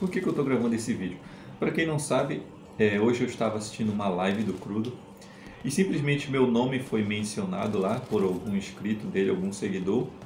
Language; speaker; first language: Portuguese; native; Portuguese